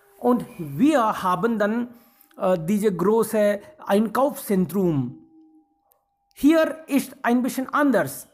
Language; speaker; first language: German; non-native, fluent; Hindi